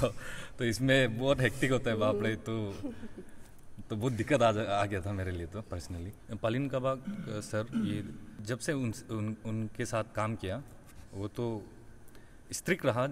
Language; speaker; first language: Hindi; non-native, local second language; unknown